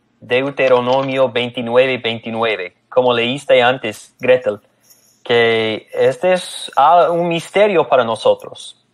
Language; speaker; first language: Spanish; non-native, fluent; English